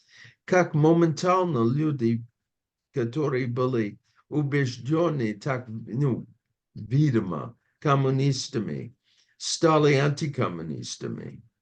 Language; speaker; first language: Russian; non-native, fluent; English